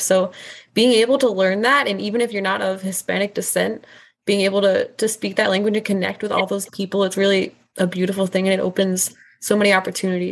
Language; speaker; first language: English; native; English